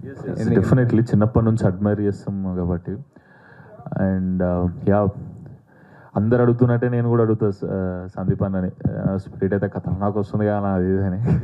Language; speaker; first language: Telugu; native; Telugu